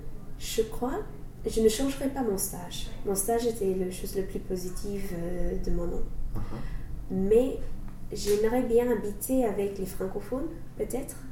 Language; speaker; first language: French; non-native, learner; English